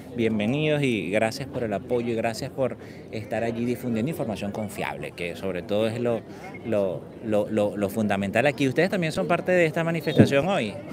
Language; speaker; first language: Spanish; native; Spanish